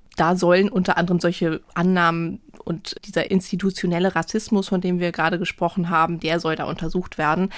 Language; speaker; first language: German; native; German